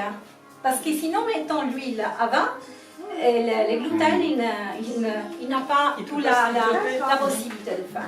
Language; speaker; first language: French; non-native, learner; Italian